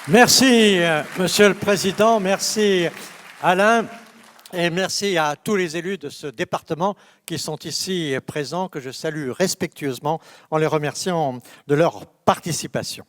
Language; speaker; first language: French; native; French